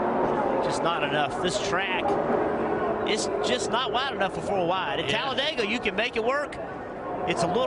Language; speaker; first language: English; native; English